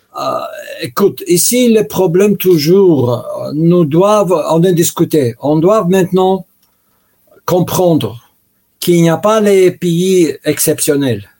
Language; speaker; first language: French; non-native, learner; Russian